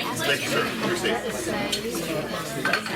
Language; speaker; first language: English; native; English